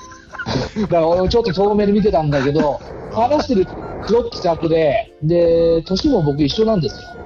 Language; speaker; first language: Japanese; native; Japanese